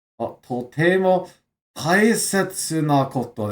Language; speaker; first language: Japanese; non-native, learner; English